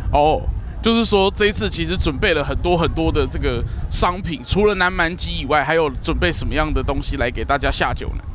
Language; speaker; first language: Chinese; native; Chinese